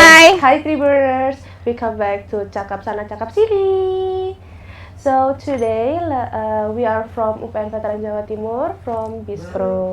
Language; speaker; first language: English; non-native, learner; Indonesian